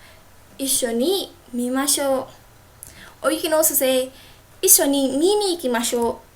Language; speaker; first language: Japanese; non-native, fluent; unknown